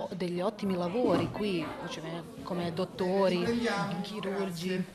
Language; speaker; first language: Italian; non-native, fluent; Bosnian